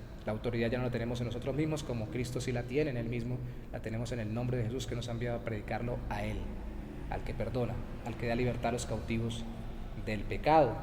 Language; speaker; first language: Spanish; native; Spanish